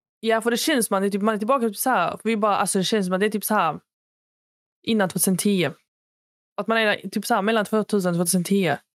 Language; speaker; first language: Swedish; early bilingual, other home language; Arabic